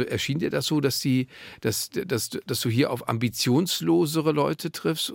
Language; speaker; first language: German; native; German